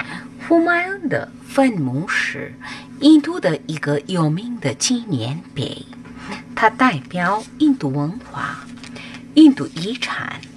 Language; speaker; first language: Chinese; non-native, fluent; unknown